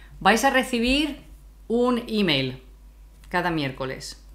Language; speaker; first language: Spanish; native; Spanish